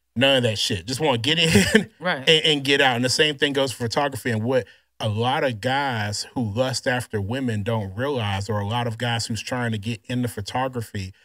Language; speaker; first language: English; native; English